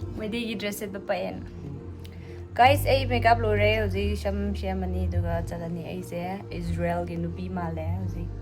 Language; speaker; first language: Manipuri; non-native, local second language; Tangkhul Naga (India)